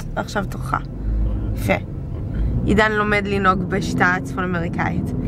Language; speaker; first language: Hebrew; native; Hebrew